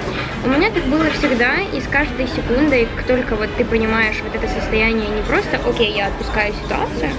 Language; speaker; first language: Russian; native; Russian